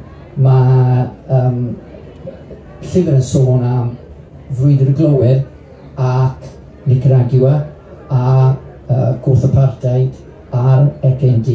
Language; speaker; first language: Welsh; non-native, local second language; English